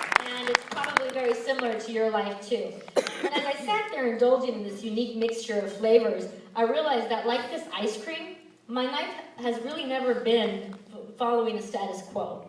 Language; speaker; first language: English; early bilingual, other home language; Spanish